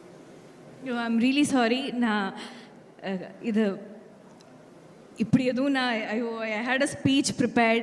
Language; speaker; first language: Tamil; non-native, fluent; Malayalam